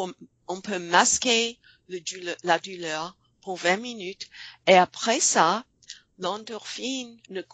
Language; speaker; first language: French; non-native, fluent; English